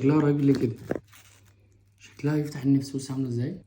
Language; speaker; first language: Arabic; native; Arabic